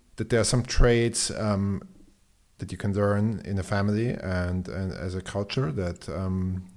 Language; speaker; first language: English; non-native, fluent; German